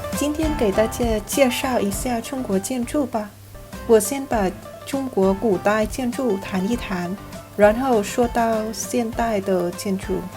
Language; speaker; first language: Chinese; non-native, learner; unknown